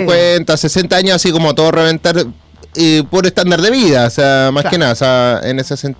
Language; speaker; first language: Spanish; native; Spanish